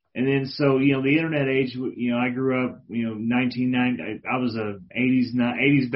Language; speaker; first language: English; native; English